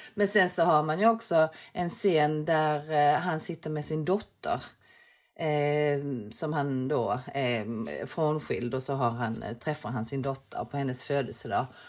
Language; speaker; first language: Swedish; early bilingual, other home language; Korean